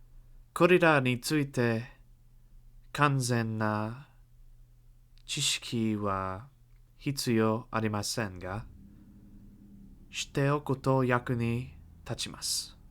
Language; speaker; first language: Japanese; non-native, learner; English